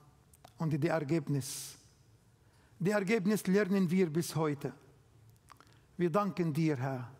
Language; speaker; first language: German; non-native, learner; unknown